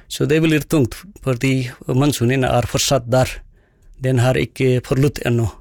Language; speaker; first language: Norwegian; non-native, fluent; Nepali